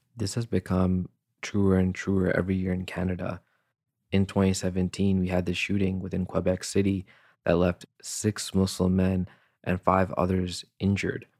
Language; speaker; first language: English; native; English